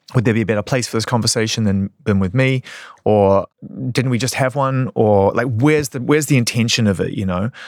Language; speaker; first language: English; native; English